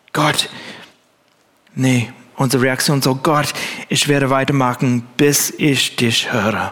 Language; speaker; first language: German; non-native, fluent; English